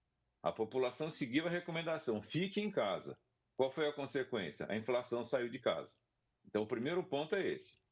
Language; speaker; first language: Portuguese; native; Portuguese